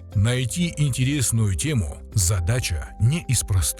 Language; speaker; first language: Russian; native; Russian